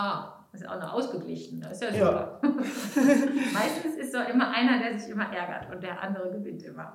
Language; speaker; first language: German; native; German